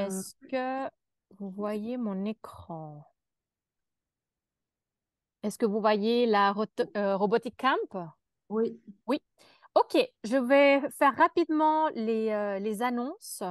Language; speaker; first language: French; native; French